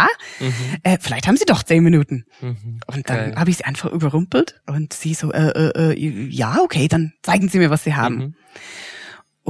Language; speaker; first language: German; non-native, fluent; English